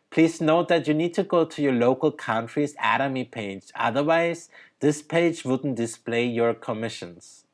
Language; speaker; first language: English; early bilingual, other home language; Thai